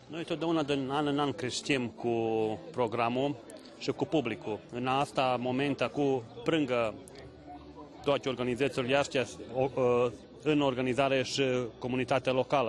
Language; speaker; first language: Romanian; non-native, local second language; Serbian